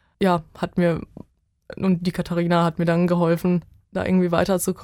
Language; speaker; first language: German; non-native, fluent; Bosnian